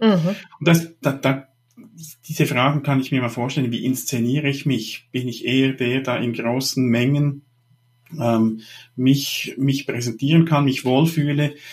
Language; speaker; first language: German; native; German